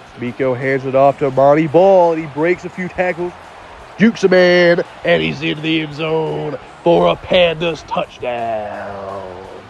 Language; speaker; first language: English; native; English